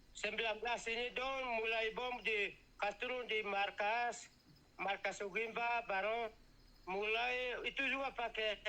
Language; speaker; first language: Indonesian; non-native, local second language; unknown